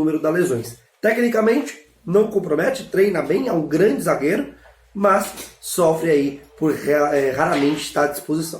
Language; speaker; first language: Portuguese; native; Portuguese